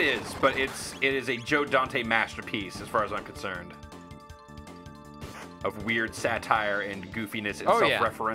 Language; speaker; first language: English; native; English